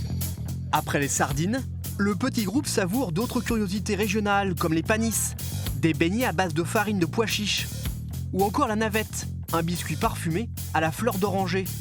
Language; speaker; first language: French; native; French